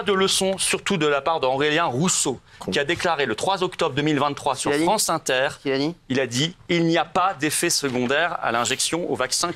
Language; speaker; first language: French; native; French